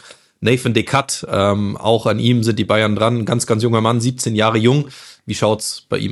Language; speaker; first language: German; native; German